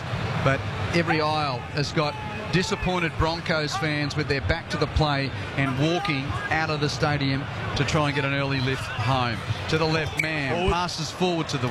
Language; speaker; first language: English; native; English